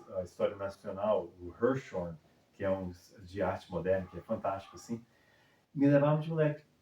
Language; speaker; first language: Portuguese; early bilingual, other home language; English